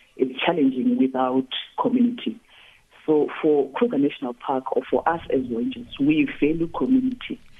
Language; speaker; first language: English; non-native, local second language; Tsonga